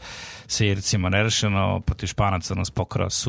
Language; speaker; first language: Serbian; native; Serbian